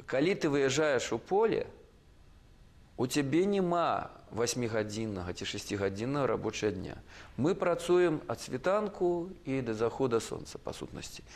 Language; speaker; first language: Belarusian; native; Belarusian